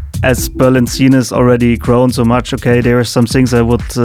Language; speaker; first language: English; non-native, fluent; German